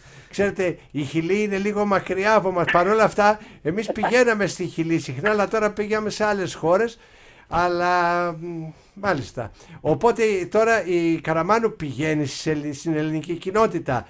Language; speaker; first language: Greek; native; Greek